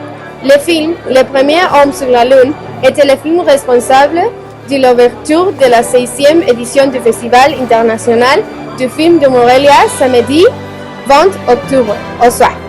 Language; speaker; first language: French; non-native, learner; Spanish